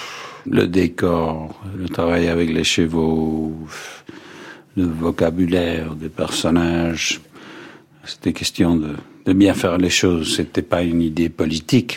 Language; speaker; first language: French; non-native, fluent; English